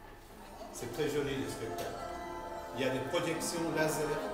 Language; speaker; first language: French; non-native, fluent; Spanish